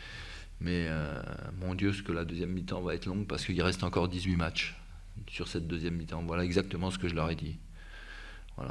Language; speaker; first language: French; native; French